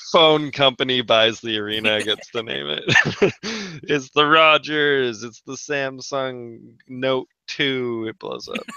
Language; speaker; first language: English; native; English